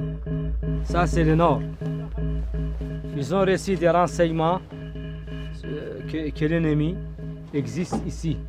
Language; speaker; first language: French; non-native, local second language; Arabic